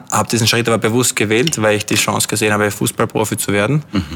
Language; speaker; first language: German; native; German